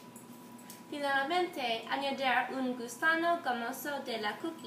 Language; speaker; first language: Spanish; non-native, learner; English